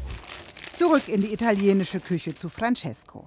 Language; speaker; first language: German; native; German